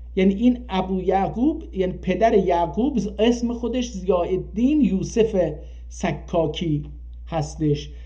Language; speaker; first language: Persian; non-native, local second language; Azerbaijani